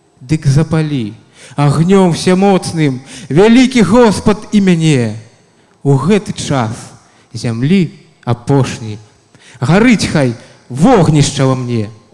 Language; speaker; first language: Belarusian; non-native, local second language; Russian